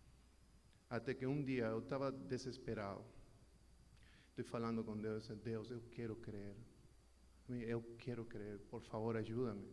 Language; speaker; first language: Portuguese; non-native, learner; Spanish